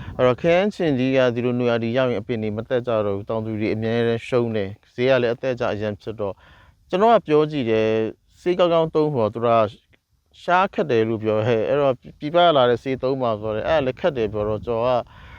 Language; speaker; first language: Burmese; native; Burmese